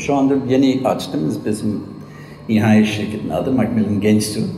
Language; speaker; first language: Turkish; non-native, fluent; English